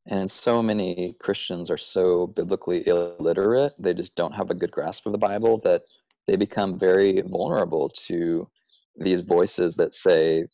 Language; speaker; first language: English; native; English